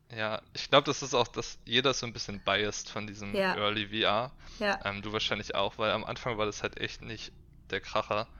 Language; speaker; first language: German; native; German